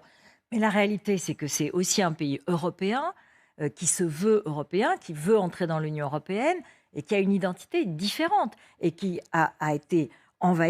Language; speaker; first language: French; native; French